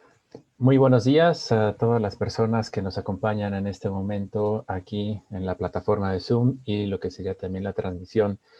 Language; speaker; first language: Spanish; native; Spanish